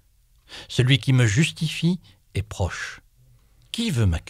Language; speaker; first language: French; native; French